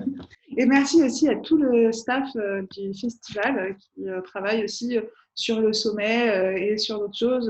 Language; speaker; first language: French; native; French